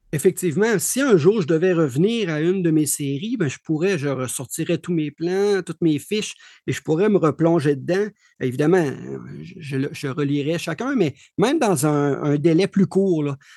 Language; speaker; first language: French; native; French